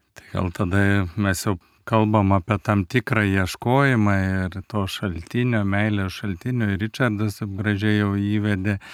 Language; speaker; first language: Lithuanian; native; Lithuanian